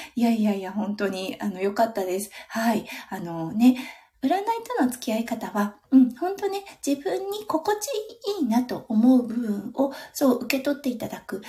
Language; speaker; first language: Japanese; native; Japanese